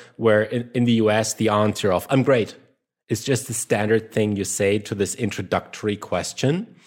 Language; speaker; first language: English; non-native, fluent; German